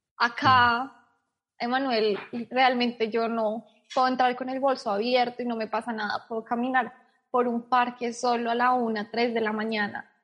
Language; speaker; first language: Spanish; native; Spanish